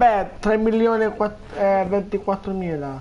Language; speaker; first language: Italian; native; Italian